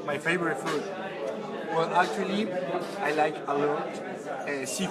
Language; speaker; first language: English; non-native, fluent; Spanish